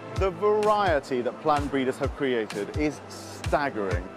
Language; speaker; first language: English; native; English